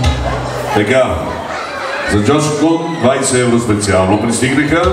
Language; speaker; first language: Bulgarian; non-native, local second language; Turkish